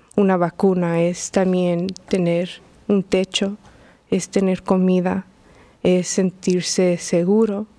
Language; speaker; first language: Spanish; early bilingual, heritage; Spanish